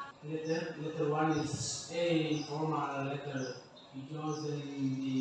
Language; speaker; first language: English; non-native, learner; Indonesian